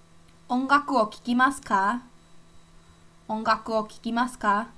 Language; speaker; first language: Japanese; non-native, fluent; English